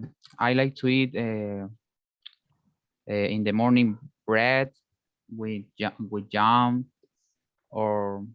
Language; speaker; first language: English; non-native, learner; Spanish